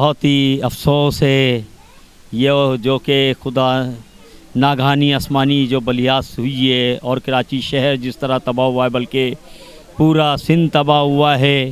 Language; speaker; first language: Urdu; native; Urdu